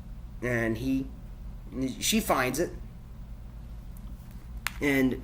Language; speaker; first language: English; native; English